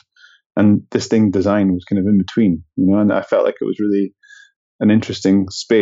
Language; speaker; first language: English; native; English